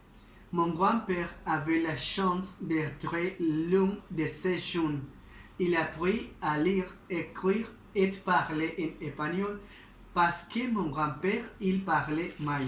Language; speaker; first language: French; non-native, learner; Spanish